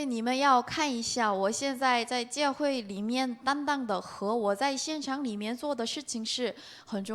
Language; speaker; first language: Chinese; non-native, learner; Korean